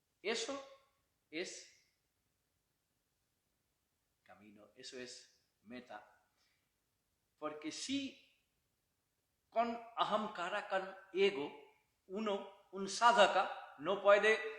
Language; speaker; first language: Spanish; non-native, learner; Bangla